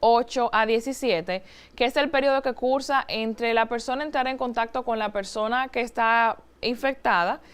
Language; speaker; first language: Spanish; native; Spanish